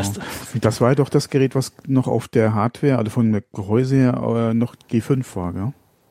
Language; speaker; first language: German; native; German